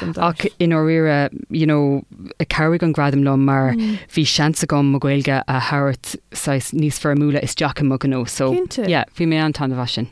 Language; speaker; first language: Irish; non-native, local second language; English